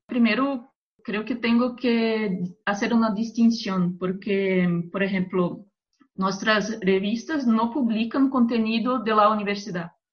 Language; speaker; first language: Spanish; non-native, fluent; Portuguese